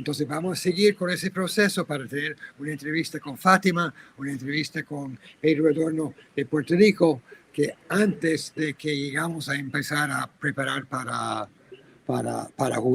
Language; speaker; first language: Spanish; non-native, fluent; English